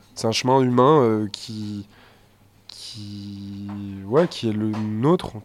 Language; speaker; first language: French; native; French